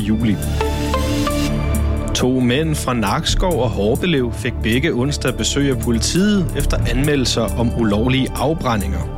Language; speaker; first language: Danish; native; Danish